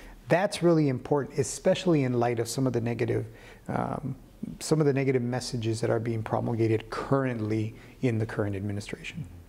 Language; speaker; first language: English; early bilingual, other home language; Spanish